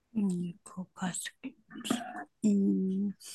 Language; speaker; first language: Japanese; non-native, learner; Chinese